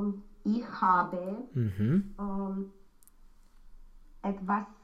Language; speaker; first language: German; non-native, learner; Romanian